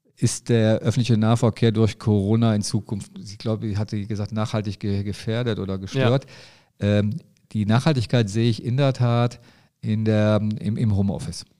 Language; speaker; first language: German; native; German